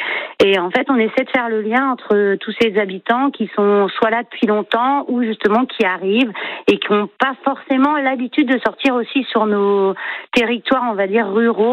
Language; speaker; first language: French; native; French